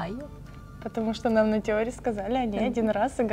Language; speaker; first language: Russian; native; Russian